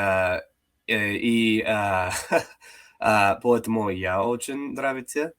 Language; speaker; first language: Russian; non-native, learner; English